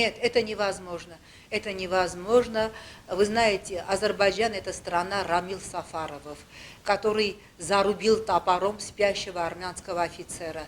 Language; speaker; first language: Russian; non-native, local second language; Armenian